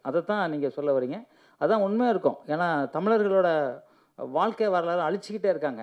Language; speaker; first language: Tamil; native; Tamil